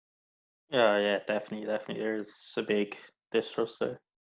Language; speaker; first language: English; native; English